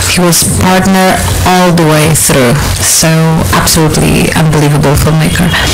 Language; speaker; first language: English; non-native, fluent; Polish